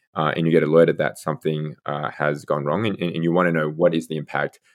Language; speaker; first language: English; native; English